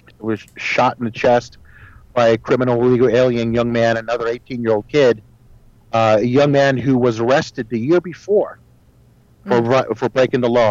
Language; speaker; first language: English; early bilingual, other home language; Spanish